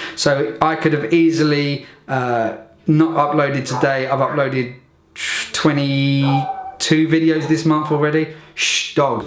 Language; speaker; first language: English; native; English